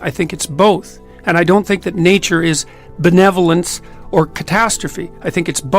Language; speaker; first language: English; native; English